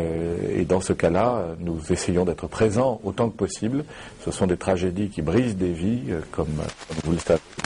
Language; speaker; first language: French; native; French